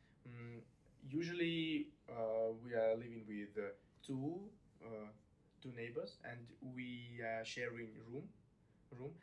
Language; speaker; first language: English; non-native, learner; Russian